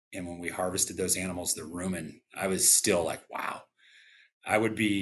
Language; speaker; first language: English; native; English